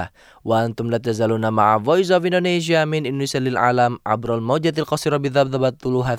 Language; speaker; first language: Arabic; non-native, fluent; Indonesian